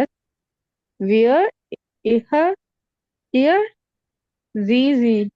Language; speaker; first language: German; non-native, learner; Hindi